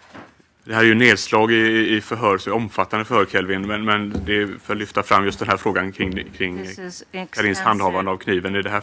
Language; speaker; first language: Swedish; native; Swedish